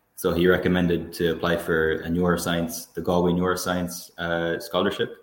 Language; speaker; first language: English; native; English